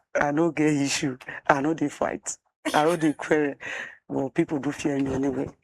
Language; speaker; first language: Nigerian Pidgin; non-native, local second language; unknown